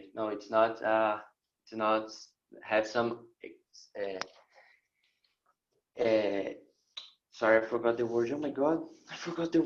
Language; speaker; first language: English; non-native, learner; Portuguese